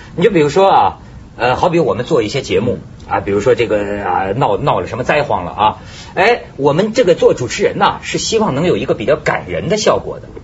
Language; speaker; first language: Chinese; native; Chinese